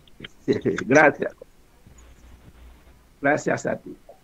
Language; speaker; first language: Spanish; non-native, learner; Haitian Creole